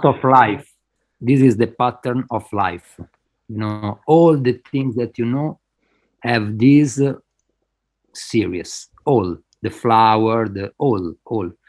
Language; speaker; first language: English; non-native, fluent; Spanish